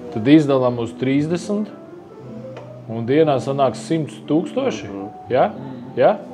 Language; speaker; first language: Latvian; native; Latvian